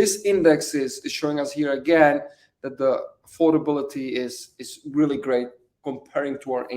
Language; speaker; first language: English; native; English